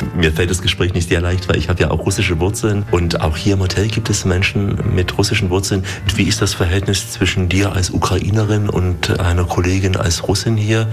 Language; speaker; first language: German; native; German